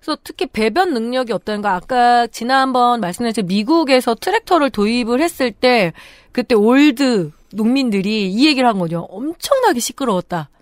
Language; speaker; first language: Korean; native; Korean